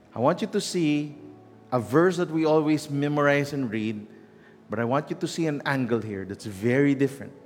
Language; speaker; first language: English; non-native, local second language; Filipino